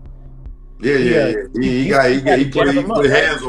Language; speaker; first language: English; native; English